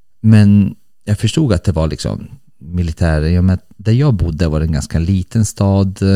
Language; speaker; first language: Swedish; early bilingual, other home language; Bosnian